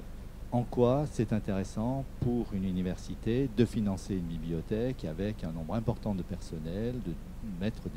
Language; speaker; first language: French; native; French